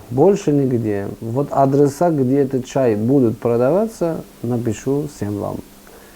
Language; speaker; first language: Russian; non-native, fluent; Persian